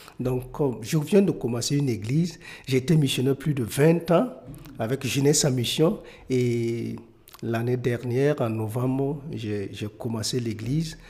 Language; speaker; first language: French; non-native, local second language; Mossi